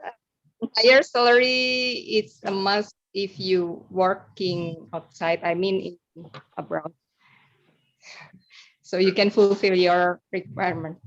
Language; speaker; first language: English; non-native, learner; Indonesian